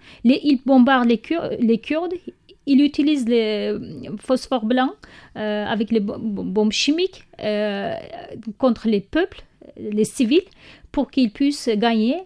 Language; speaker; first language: French; non-native, learner; Kurdish